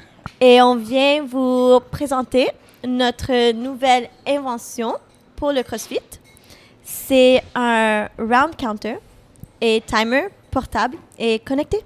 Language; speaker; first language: French; non-native, fluent; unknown